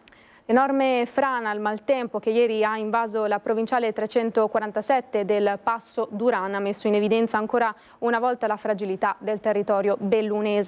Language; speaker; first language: Italian; native; Italian